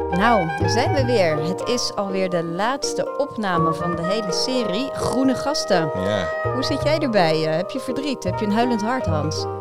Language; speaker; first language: Dutch; native; Dutch